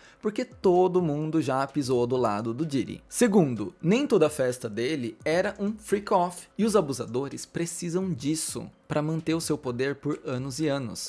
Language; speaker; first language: Portuguese; native; Portuguese